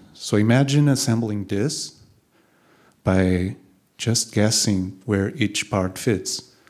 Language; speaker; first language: English; non-native, fluent; Portuguese